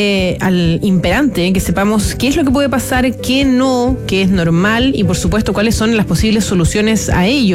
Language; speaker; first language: Spanish; native; Spanish